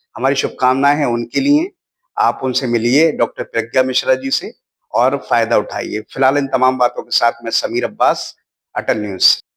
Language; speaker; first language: Hindi; native; Hindi